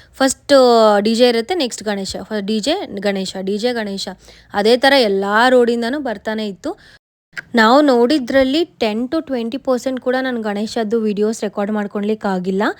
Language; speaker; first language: Kannada; native; Kannada